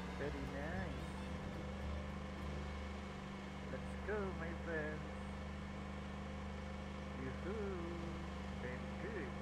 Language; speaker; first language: English; non-native, learner; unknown